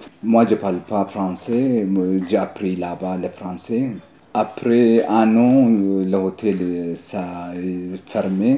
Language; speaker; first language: French; non-native, learner; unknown